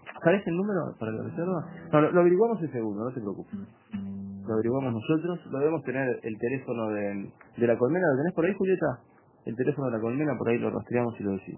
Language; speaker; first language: Spanish; native; Spanish